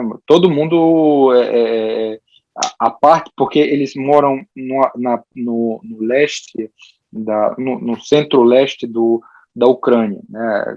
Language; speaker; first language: Portuguese; early bilingual, heritage; Portuguese